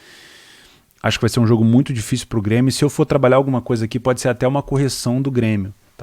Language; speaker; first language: Portuguese; native; Portuguese